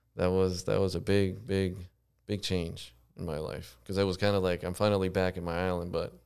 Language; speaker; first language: English; early bilingual, other home language; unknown